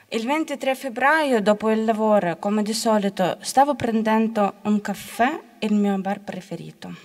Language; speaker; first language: Italian; non-native, learner; Ukrainian